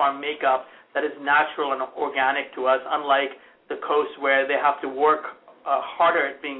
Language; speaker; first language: English; non-native, local second language; Hindi